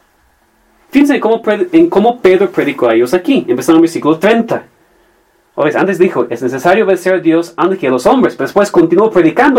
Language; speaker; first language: Spanish; non-native, fluent; English